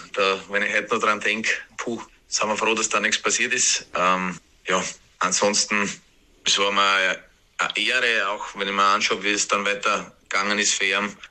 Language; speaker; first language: German; native; German